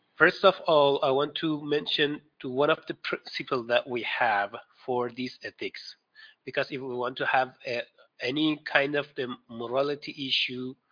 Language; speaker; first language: English; non-native, fluent; Persian